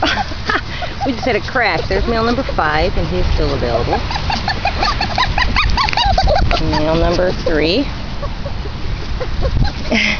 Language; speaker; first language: English; native; English